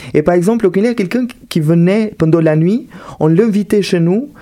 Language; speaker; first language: French; non-native, fluent; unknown